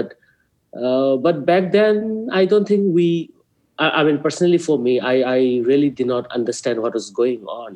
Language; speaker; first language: English; non-native, local second language; Manipuri